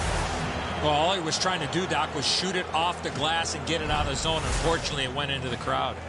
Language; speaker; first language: English; native; English